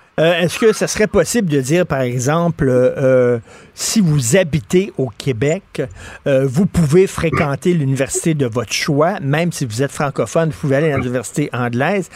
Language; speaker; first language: French; native; French